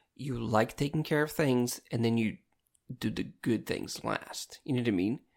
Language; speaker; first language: English; non-native, fluent; Portuguese